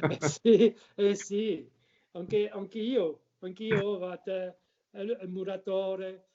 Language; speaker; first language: Italian; non-native, learner; French